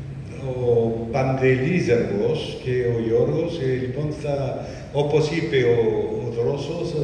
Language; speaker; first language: Greek; early bilingual, heritage; French